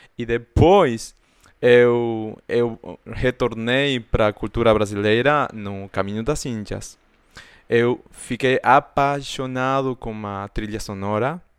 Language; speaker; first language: Portuguese; non-native, fluent; Spanish